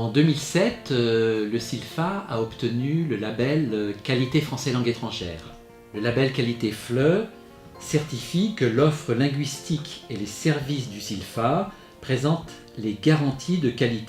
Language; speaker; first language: French; native; French